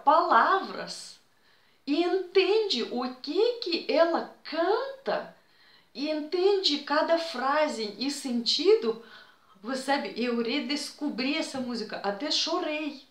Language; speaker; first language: Portuguese; non-native, fluent; Russian